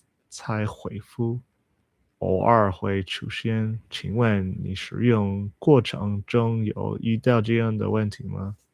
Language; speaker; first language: Chinese; non-native, learner; English